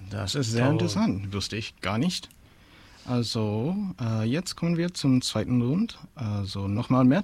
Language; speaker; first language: German; non-native, learner; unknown